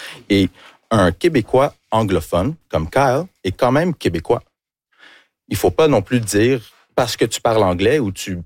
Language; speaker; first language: French; early bilingual, other home language; English